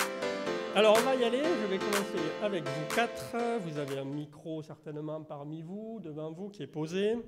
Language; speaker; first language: French; native; French